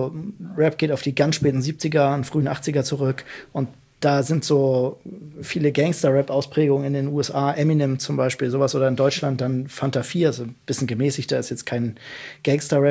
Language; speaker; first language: German; native; German